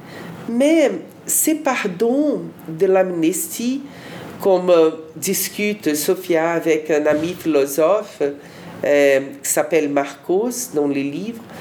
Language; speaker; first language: French; non-native, fluent; Portuguese